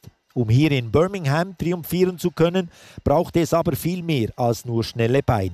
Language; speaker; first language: German; native; German